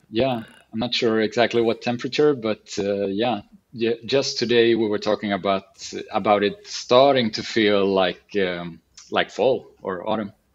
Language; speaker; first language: English; non-native, fluent; Spanish